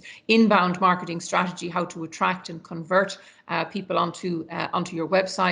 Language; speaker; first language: English; native; English